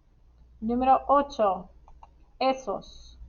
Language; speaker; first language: Spanish; non-native, fluent; English